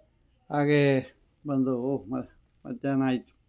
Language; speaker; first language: Kannada; native; Kannada